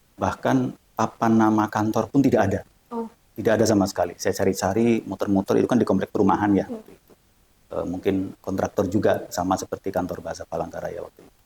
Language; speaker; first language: Indonesian; native; Indonesian